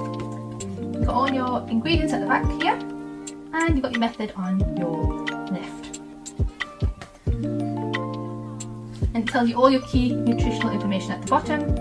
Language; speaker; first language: English; native; English